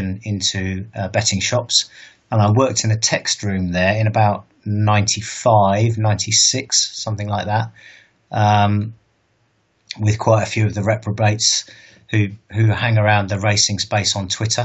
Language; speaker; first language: English; native; English